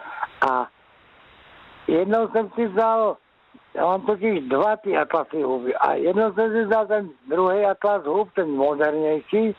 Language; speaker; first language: Czech; native; Czech